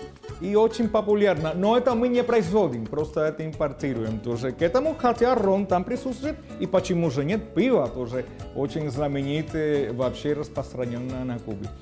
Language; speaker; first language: Russian; non-native, fluent; Spanish